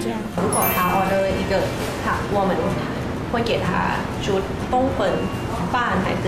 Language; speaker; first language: Chinese; non-native, learner; Thai